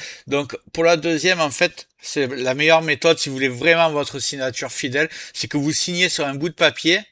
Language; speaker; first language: French; native; French